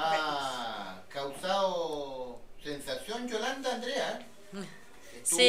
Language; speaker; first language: Spanish; native; Spanish